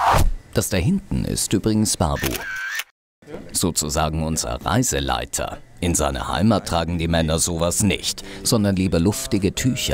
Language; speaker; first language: German; native; German